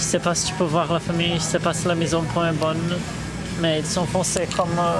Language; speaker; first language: French; non-native, fluent; Portuguese